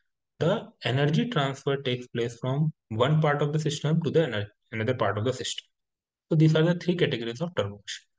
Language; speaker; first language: English; non-native, local second language; Hindi